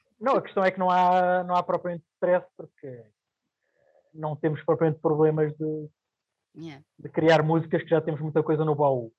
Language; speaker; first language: Portuguese; native; Portuguese